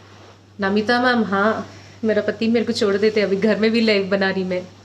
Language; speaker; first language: Hindi; non-native, local second language; Telugu